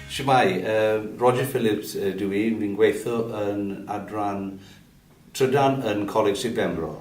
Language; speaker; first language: Welsh; non-native, learner; English